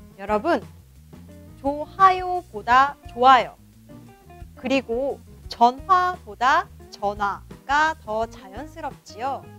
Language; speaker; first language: Korean; native; Korean